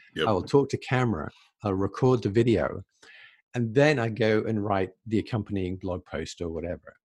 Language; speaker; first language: English; native; English